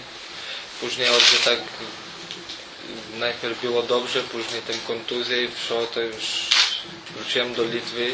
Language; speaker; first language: Polish; non-native, learner; Lithuanian